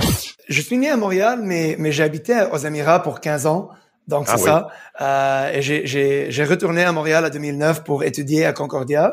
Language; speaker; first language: French; early bilingual, heritage; French